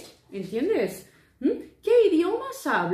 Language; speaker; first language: Spanish; non-native, fluent; Portuguese